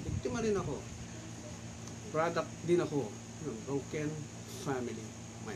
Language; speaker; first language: Filipino; native; Filipino